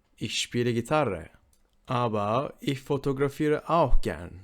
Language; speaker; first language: German; non-native, fluent; Turkish